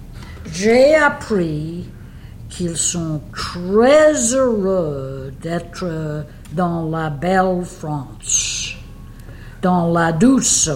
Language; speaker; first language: French; non-native, fluent; English